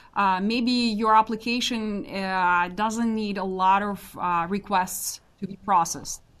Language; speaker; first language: English; non-native, fluent; Russian